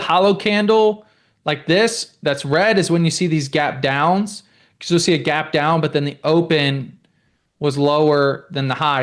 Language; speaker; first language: English; native; English